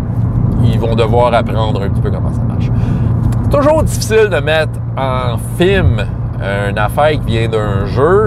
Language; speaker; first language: French; native; French